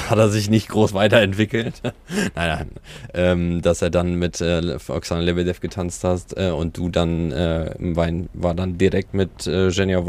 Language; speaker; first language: German; native; German